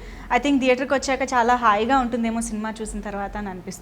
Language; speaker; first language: Telugu; native; Telugu